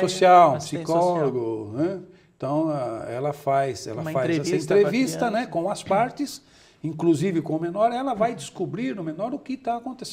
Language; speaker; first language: Portuguese; native; Portuguese